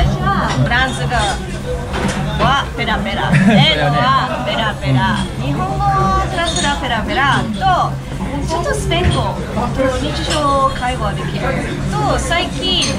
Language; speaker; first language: Japanese; non-native, learner; French